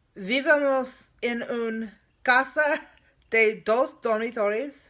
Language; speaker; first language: Spanish; non-native, learner; English